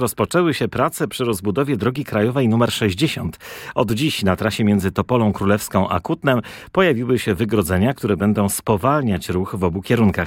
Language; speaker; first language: Polish; native; Polish